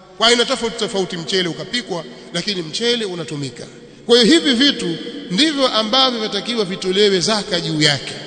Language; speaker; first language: Swahili; native; Swahili